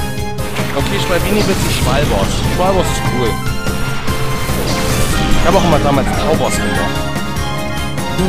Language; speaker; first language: German; native; German